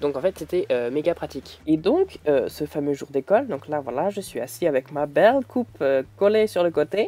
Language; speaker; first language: French; native; French